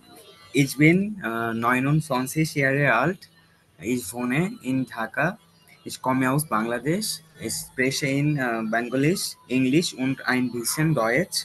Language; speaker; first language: German; non-native, learner; Bangla